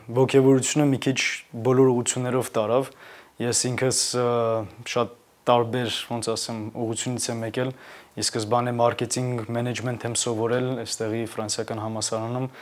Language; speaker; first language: Armenian; native; Armenian